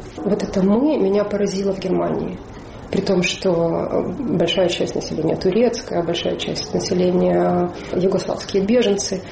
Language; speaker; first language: Russian; native; Russian